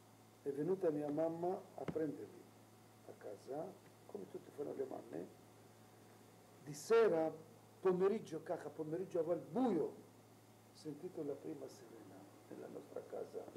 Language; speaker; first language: Italian; non-native, local second language; Arabic